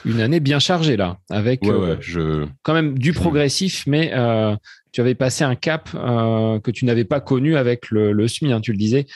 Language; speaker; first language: French; native; French